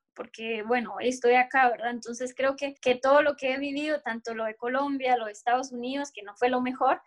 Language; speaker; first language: Spanish; native; Spanish